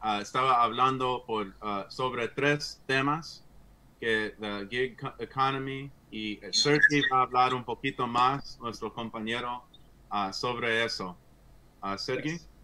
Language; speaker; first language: Spanish; non-native, fluent; English